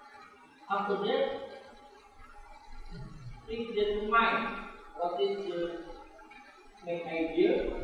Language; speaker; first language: English; non-native, learner; Indonesian